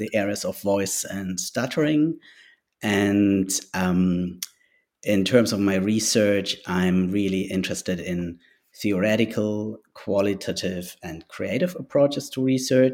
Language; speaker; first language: English; non-native, fluent; German